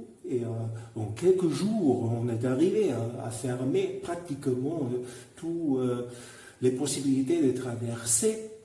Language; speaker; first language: French; non-native, fluent; German